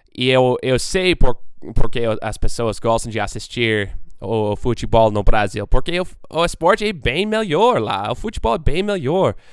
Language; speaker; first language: Portuguese; non-native, fluent; English